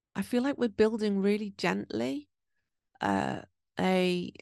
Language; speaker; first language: English; native; English